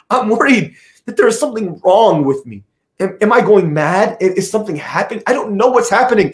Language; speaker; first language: English; native; English